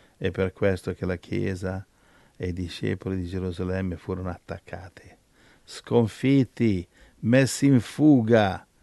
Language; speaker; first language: Italian; native; Italian